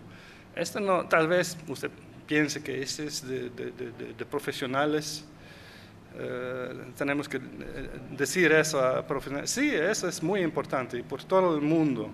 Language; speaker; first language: Spanish; non-native, fluent; Dutch